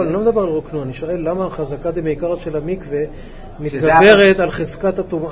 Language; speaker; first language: Hebrew; native; Hebrew